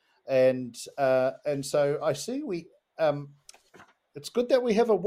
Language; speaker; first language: English; native; English